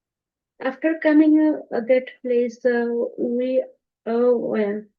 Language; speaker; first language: English; non-native, learner; Bangla